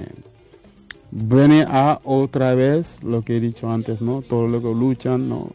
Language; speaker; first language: Spanish; non-native, fluent; Wolof